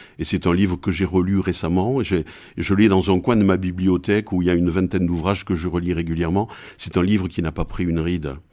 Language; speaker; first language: French; native; French